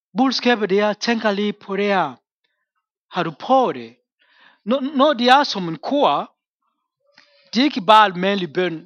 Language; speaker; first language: Swedish; non-native, learner; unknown